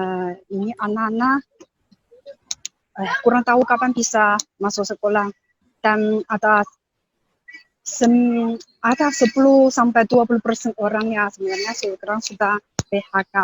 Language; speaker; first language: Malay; non-native, learner; Chinese